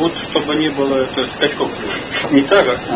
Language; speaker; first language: Russian; native; Russian